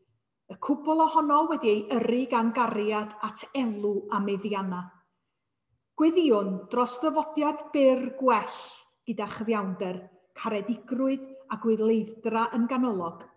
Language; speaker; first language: Welsh; native; Welsh